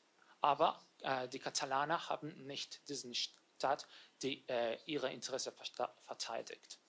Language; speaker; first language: German; non-native, learner; Catalan